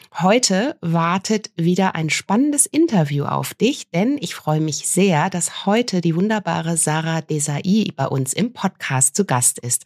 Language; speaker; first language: German; native; German